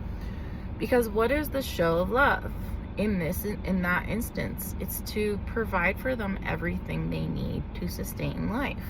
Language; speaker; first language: English; native; English